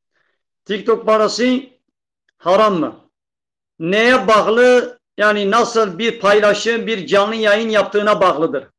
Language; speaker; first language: Turkish; non-native, local second language; Kurdish